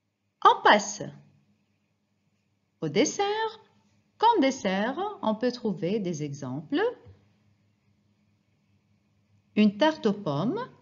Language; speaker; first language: French; non-native, fluent; Arabic